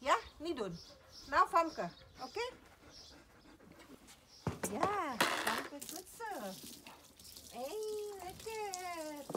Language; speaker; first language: Dutch; non-native, learner; Indonesian